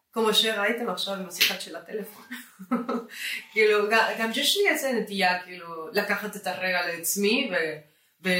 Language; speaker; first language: Hebrew; non-native, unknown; Spanish